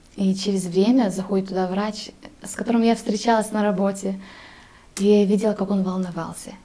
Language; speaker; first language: Russian; early bilingual, heritage; Russian